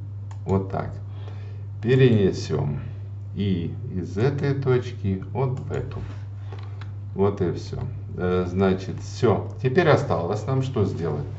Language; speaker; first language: Russian; native; Russian